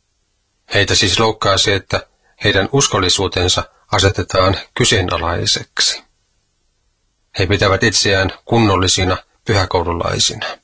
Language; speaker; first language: Finnish; native; Finnish